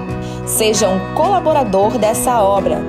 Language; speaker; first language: Portuguese; native; Portuguese